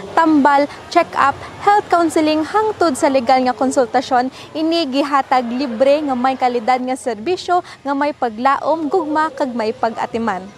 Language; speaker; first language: Cebuano; non-native, local second language; Hiligaynon